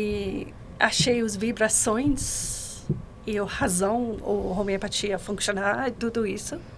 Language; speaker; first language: Portuguese; non-native, fluent; English